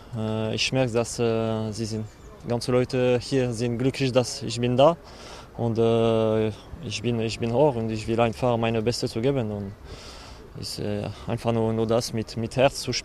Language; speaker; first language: German; non-native, learner; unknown